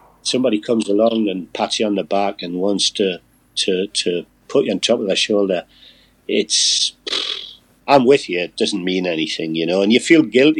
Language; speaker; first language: English; native; English